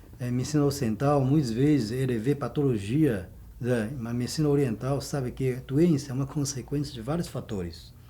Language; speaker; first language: Portuguese; non-native, fluent; Chinese